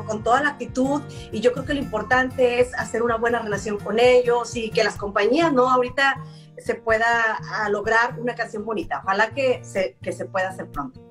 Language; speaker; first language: Spanish; native; Spanish